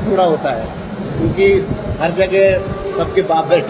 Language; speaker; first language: Hindi; non-native, local second language; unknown